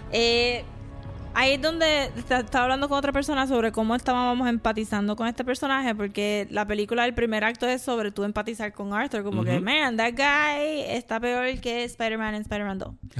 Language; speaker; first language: Spanish; early bilingual, heritage; Spanish